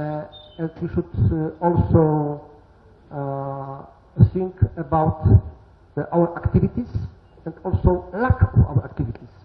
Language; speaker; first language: English; non-native, learner; Polish